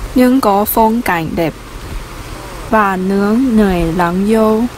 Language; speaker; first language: Vietnamese; non-native, learner; Chinese